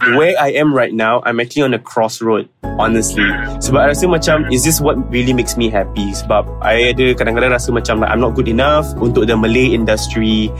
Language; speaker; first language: Malay; native; Malay